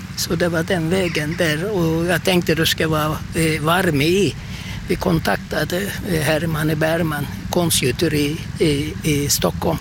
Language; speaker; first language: Swedish; non-native, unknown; Turkish